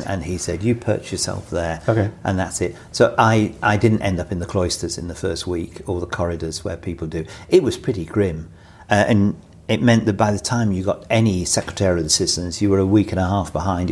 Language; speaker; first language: English; native; English